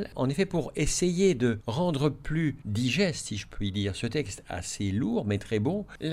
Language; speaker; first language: French; native; French